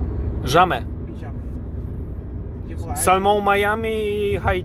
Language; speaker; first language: French; non-native, learner; Polish